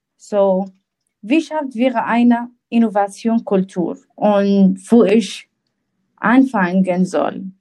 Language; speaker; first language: German; non-native, learner; Arabic